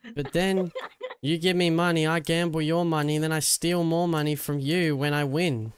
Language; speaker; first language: English; native; English